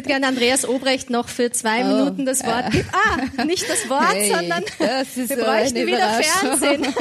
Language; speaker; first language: German; native; German